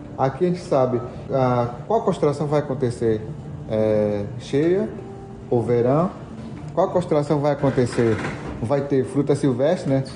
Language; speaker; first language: Portuguese; non-native, local second language; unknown